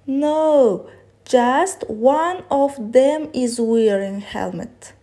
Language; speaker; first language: English; non-native, fluent; Kazakh